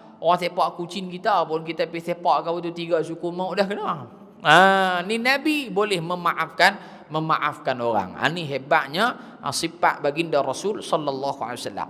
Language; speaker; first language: Malay; native; Malay